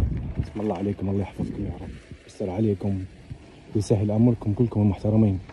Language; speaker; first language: Arabic; native; Arabic